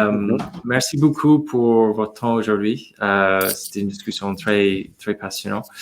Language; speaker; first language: French; non-native, fluent; English